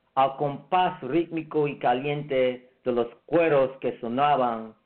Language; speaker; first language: Spanish; early bilingual, heritage; Spanish